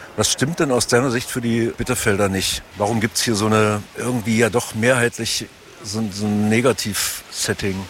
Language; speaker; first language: German; native; German